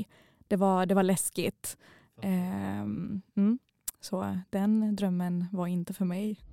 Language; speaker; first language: Swedish; early bilingual, other home language; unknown